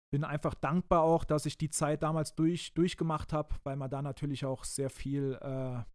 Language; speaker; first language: German; native; German